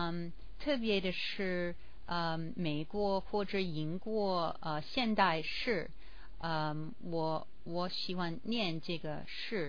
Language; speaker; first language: Chinese; non-native, learner; English